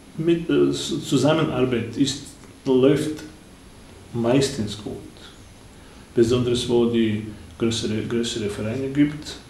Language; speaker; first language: German; non-native, fluent; Bosnian